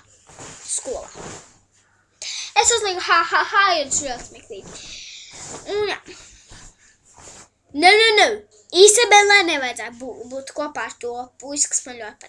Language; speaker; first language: Latvian; early bilingual, heritage; Latvian